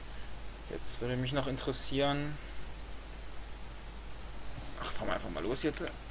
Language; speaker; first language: German; native; German